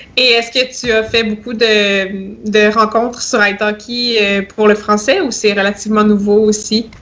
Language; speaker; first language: French; native; French